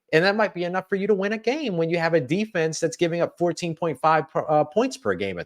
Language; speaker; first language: English; native; English